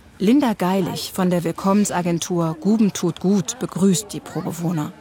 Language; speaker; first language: German; native; German